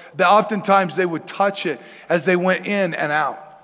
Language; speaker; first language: English; native; English